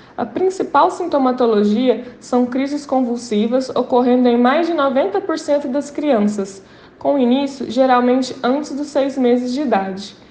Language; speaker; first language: Portuguese; native; Portuguese